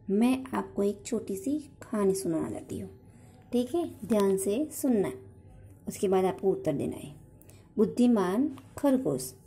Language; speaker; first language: Hindi; non-native, local second language; Gujarati